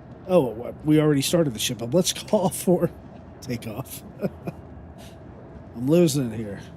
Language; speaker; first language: English; native; English